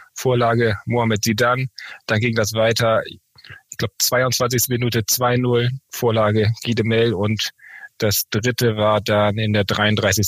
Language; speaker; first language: German; native; German